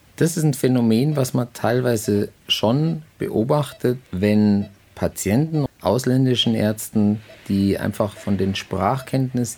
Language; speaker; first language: German; native; German